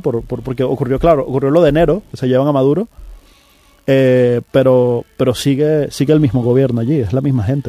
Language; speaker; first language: Spanish; native; Spanish